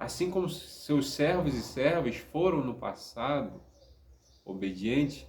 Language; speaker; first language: Portuguese; native; Portuguese